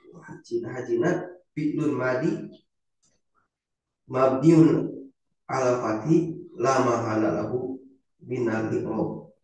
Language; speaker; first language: Arabic; non-native, learner; Indonesian